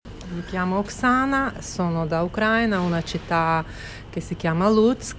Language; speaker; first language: Italian; non-native, fluent; Ukrainian